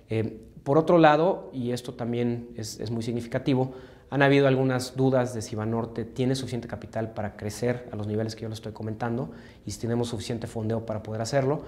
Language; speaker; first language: Spanish; native; Spanish